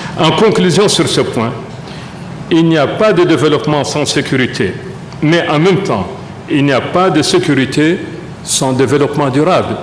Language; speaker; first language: French; non-native, local second language; Arabic